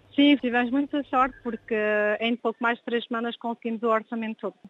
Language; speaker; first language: Portuguese; early bilingual, heritage; French